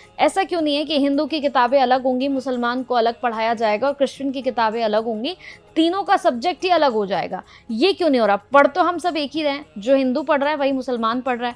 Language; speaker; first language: Hindi; native; Hindi